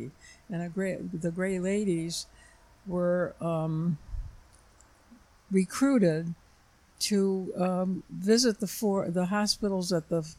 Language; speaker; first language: English; native; English